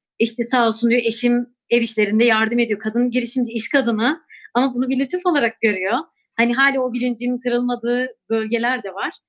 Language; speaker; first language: Turkish; non-native, local second language; Kurdish